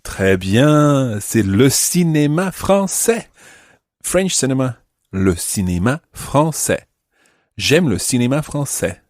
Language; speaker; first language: French; non-native, fluent; English